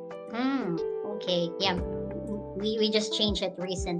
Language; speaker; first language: English; non-native, local second language; Filipino